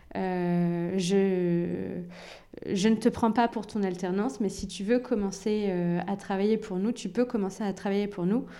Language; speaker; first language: French; early bilingual, other home language; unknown